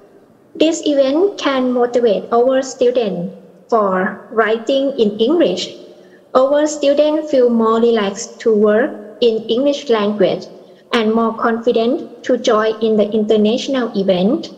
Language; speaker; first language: English; non-native, learner; Thai